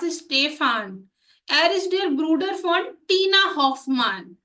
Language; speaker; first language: German; non-native, fluent; Hindi